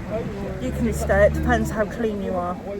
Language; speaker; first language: English; native; English